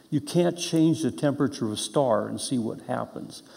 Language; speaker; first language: English; native; English